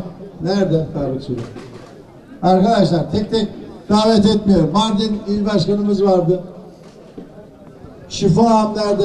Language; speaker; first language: Turkish; native; Turkish